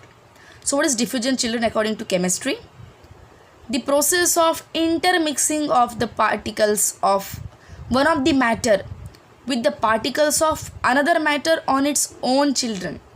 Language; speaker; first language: English; non-native, local second language; Hindi